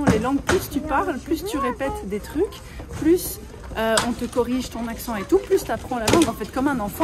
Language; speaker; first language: French; native; French